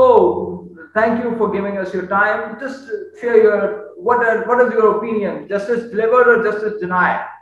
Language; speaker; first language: English; non-native, local second language; Urdu